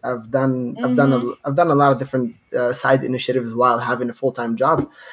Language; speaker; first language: English; non-native, fluent; Arabic